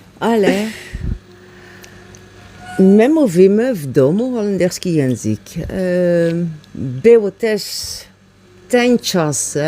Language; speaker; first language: Polish; non-native, learner; Dutch